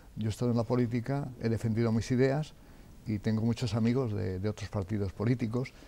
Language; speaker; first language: Spanish; native; Spanish